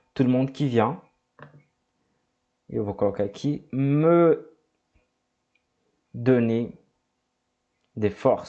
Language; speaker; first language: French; non-native, fluent; Portuguese